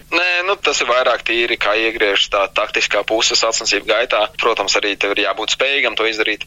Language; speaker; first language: Latvian; native; Latvian